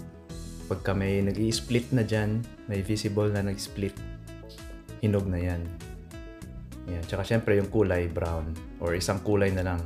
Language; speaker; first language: Filipino; native; Filipino